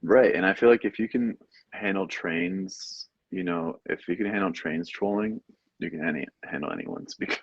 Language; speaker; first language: English; native; English